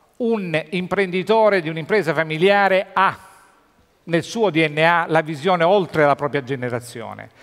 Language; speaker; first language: Italian; native; Italian